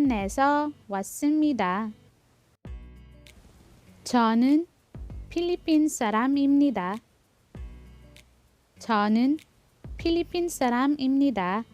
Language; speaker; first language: Korean; non-native, learner; Filipino